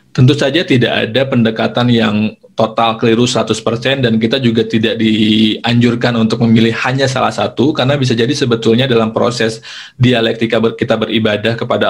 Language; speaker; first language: Indonesian; native; Indonesian